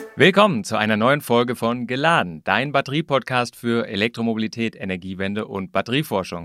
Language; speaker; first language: German; native; German